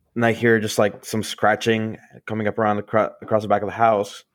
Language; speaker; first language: English; early bilingual, other home language; Spanish